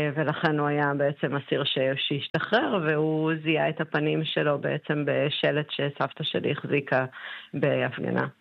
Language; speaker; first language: Hebrew; early bilingual, other home language; Spanish